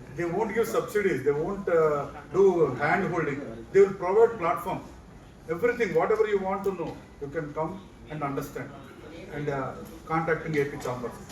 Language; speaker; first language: English; non-native, local second language; Telugu